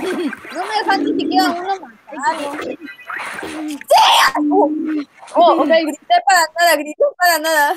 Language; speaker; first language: Spanish; native; Spanish